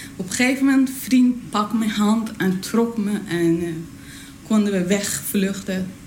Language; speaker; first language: Dutch; non-native, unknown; Persian